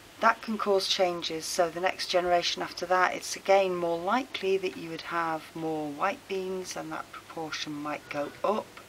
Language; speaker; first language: English; native; English